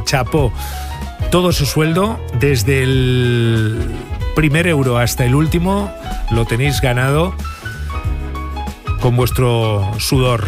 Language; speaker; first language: Spanish; native; Spanish